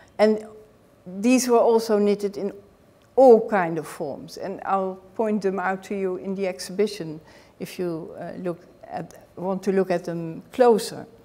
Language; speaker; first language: English; non-native, fluent; Dutch